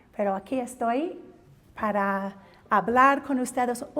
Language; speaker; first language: Spanish; non-native, learner; English